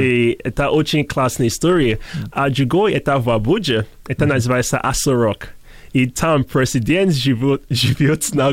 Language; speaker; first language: Russian; non-native, learner; English